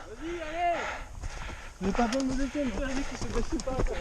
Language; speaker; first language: French; native; French